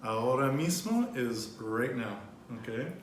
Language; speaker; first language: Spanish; non-native, fluent; English